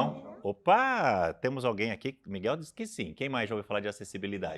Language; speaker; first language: Portuguese; native; Portuguese